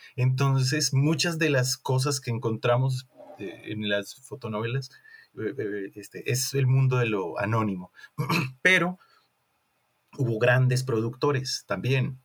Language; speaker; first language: Spanish; native; Spanish